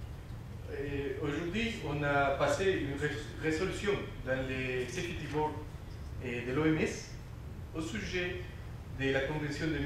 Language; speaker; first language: French; non-native, fluent; Spanish